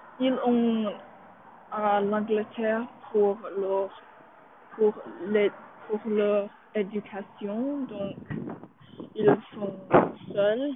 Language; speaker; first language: French; non-native, learner; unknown